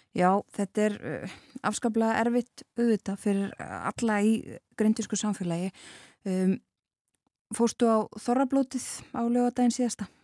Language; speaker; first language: Icelandic; native; Icelandic